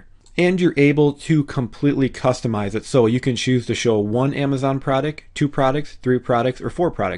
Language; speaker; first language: English; native; English